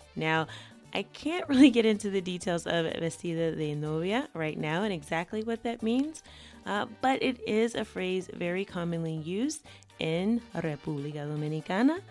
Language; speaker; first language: English; native; English